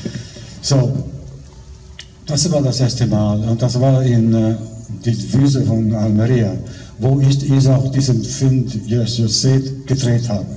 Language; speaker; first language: German; non-native, fluent; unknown